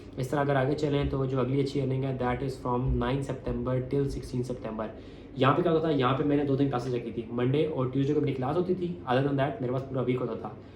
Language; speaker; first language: Urdu; non-native, local second language; Punjabi